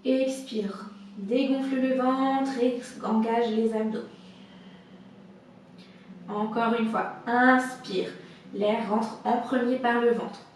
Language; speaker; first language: French; native; French